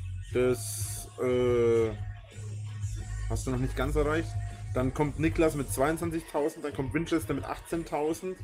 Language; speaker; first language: German; native; German